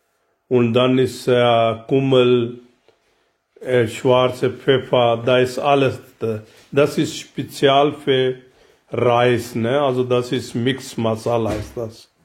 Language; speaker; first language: German; non-native, learner; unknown